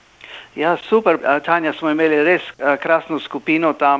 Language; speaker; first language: Slovenian; early bilingual, heritage; Slovenian